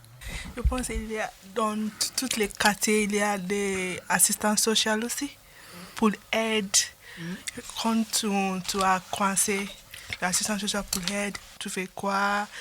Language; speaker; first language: French; non-native, learner; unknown